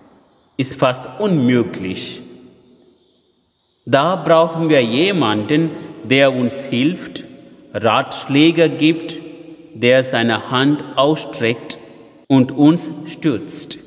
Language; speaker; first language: German; non-native, fluent; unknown